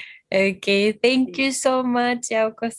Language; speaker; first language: English; non-native, fluent; Japanese